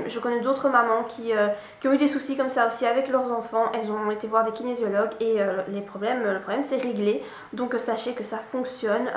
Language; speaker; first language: French; native; French